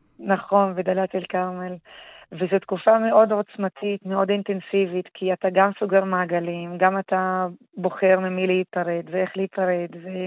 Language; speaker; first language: Hebrew; non-native, local second language; Arabic